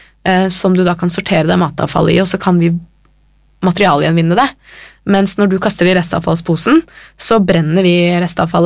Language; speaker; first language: Norwegian; native; Norwegian